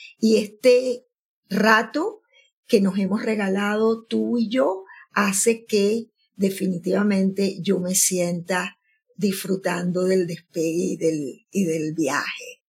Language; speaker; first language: Spanish; native; Spanish